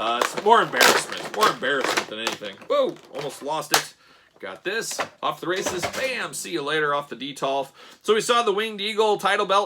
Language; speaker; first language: English; native; English